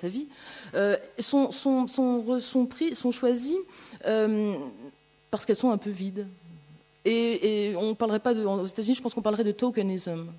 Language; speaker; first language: French; native; French